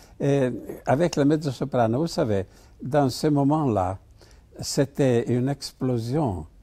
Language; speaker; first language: French; non-native, fluent; Italian